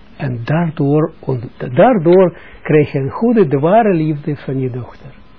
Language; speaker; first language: Dutch; non-native, fluent; Russian